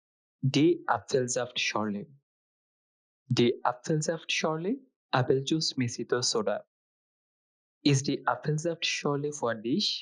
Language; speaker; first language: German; non-native, fluent; Bangla